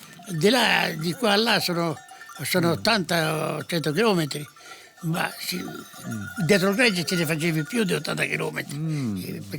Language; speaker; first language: Italian; non-native, local second language; Sardinian